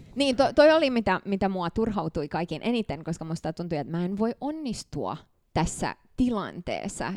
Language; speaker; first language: Finnish; non-native, fluent; Romanian